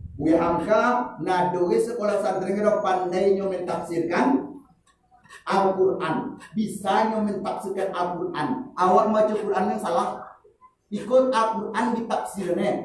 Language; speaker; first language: Indonesian; non-native, local second language; Minangkabau